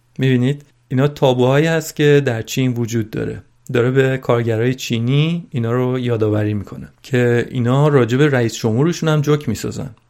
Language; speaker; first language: Persian; native; Persian